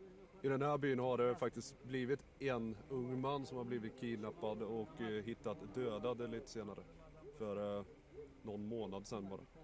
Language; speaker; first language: Swedish; native; Swedish